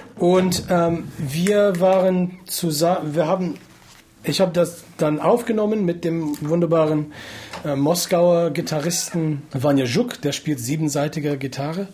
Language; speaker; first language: German; non-native, fluent; English